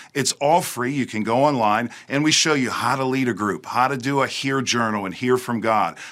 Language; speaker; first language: English; native; English